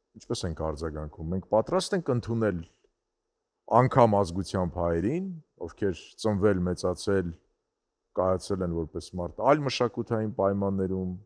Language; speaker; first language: Armenian; native; Armenian